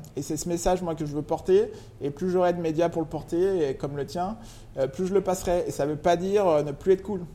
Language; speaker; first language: French; native; French